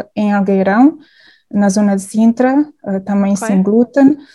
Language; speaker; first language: Portuguese; non-native, fluent; Hungarian